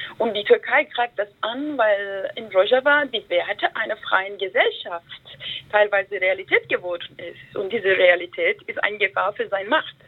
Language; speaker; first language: German; early bilingual, other home language; Kurdish